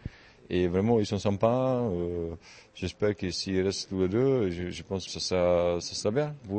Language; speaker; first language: French; non-native, fluent; Czech